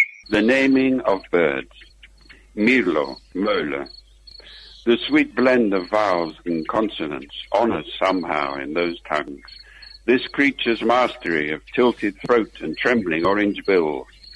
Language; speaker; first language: English; native; English